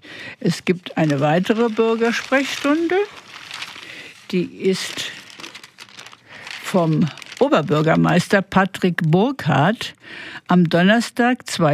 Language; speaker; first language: German; native; German